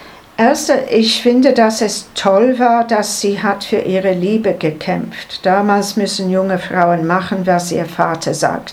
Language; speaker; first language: German; non-native, learner; English